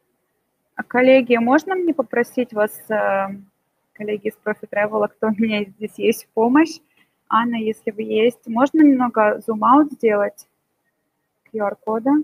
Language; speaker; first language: Russian; native; Russian